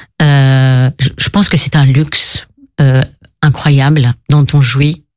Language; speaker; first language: French; native; French